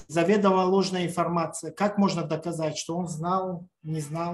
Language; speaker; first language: Russian; non-native, local second language; Tajik